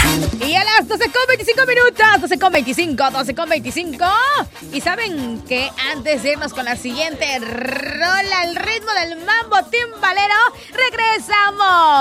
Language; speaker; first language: Spanish; native; Spanish